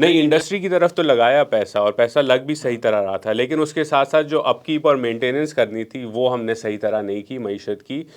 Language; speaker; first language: Urdu; non-native, local second language; Memoni